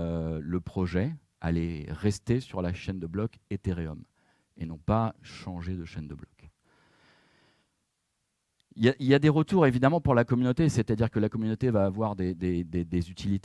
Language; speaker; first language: French; native; French